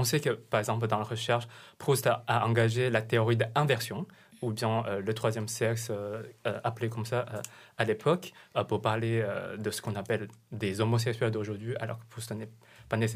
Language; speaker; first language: French; non-native, fluent; Chinese